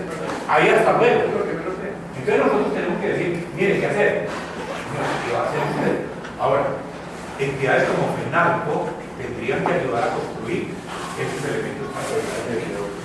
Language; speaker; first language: Spanish; native; Spanish